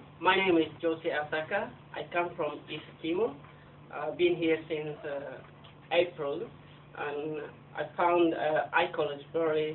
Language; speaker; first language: English; non-native, learner; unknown